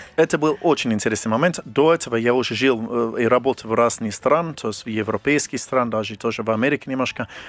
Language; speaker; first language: Russian; non-native, fluent; English